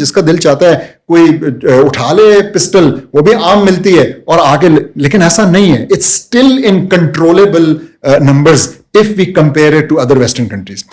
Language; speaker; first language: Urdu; early bilingual, heritage; Urdu